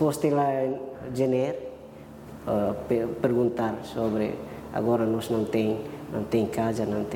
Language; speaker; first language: Portuguese; non-native, learner; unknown